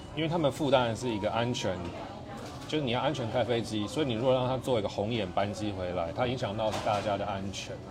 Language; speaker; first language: Chinese; native; Chinese